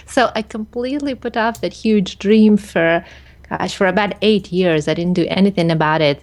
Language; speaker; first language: English; early bilingual, other home language; Hungarian